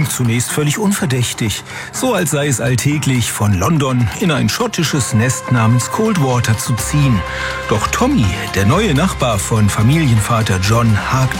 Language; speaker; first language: German; native; German